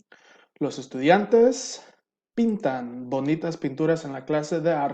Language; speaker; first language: Spanish; non-native, fluent; English